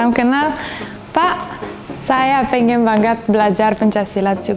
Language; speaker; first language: Indonesian; non-native, fluent; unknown